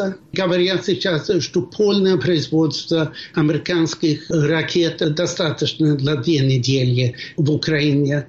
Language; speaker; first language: Russian; non-native, fluent; Swedish